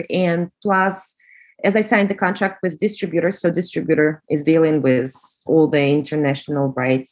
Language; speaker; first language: English; non-native, fluent; Russian